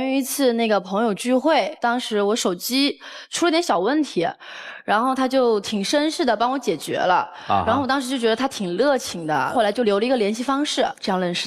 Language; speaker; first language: Chinese; native; Chinese